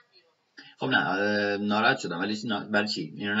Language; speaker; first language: Persian; native; Persian